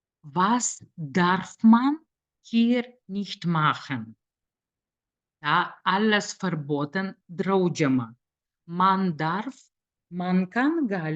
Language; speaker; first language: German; non-native, fluent; Lithuanian